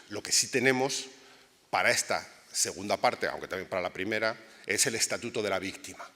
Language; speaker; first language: Spanish; native; Spanish